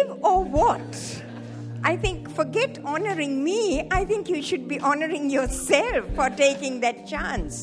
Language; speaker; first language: English; non-native, local second language; Tamil